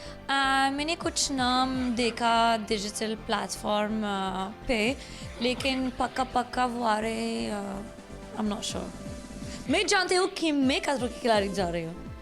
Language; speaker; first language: Hindi; non-native, learner; Arabic